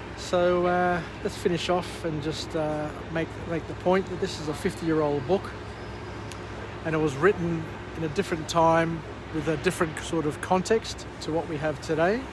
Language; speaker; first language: English; native; English